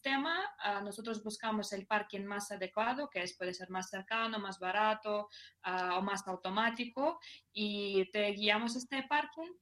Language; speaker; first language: Spanish; non-native, fluent; Russian